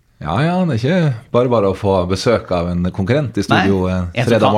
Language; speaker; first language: Norwegian; native; Norwegian